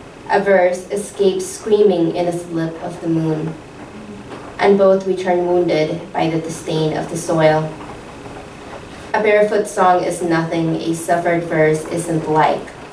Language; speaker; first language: English; non-native, fluent; Spanish